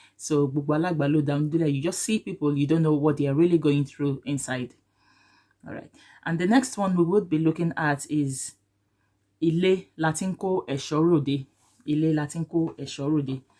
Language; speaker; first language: English; non-native, local second language; Yoruba